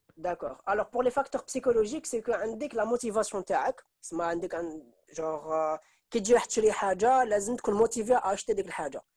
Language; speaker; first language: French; non-native, local second language; Arabic